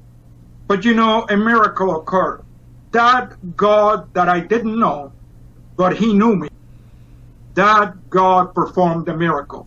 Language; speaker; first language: English; non-native, fluent; Spanish